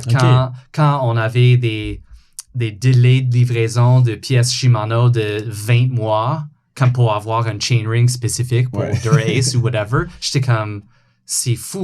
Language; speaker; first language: French; non-native, fluent; English